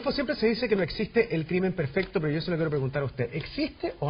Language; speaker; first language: Spanish; native; Spanish